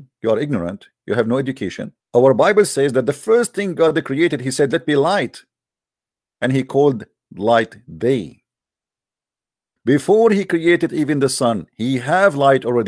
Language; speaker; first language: English; non-native, fluent; Arabic